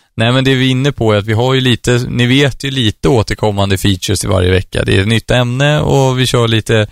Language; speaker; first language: Swedish; native; Swedish